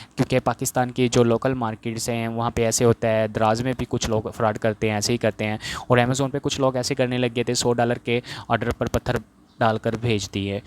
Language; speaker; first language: Urdu; non-native, local second language; Punjabi